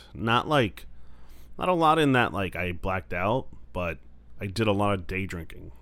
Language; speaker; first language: English; non-native, fluent; Spanish